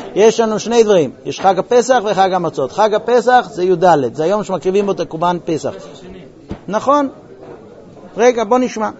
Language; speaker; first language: Hebrew; early bilingual, heritage; Hebrew